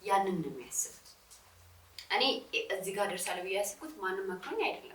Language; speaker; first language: Amharic; non-native, local second language; Sebat Bet Gurage